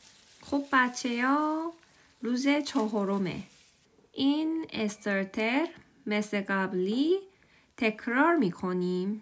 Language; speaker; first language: Persian; non-native, learner; Korean